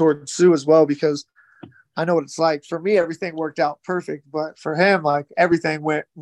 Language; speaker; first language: English; native; English